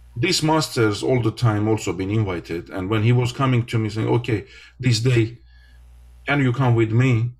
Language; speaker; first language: English; non-native, fluent; Armenian